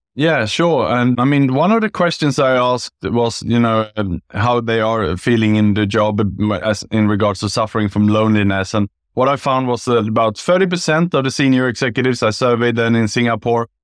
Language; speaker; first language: English; non-native, fluent; Swedish